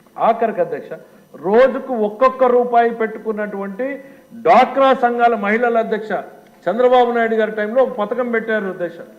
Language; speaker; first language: Telugu; native; Telugu